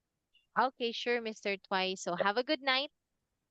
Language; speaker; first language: English; non-native, fluent; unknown